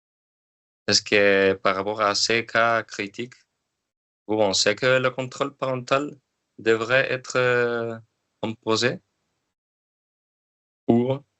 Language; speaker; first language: French; non-native, learner; Spanish